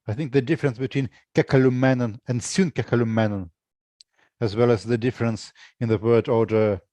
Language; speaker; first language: English; non-native, fluent; Russian